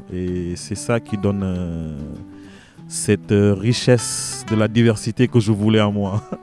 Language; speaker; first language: French; non-native, local second language; Wolof